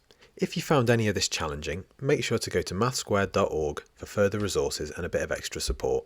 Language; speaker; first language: English; native; English